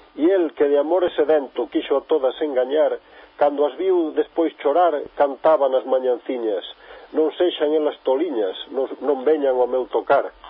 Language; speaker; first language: Galician; native; Galician